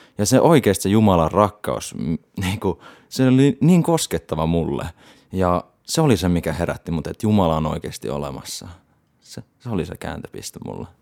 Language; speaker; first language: Finnish; native; Finnish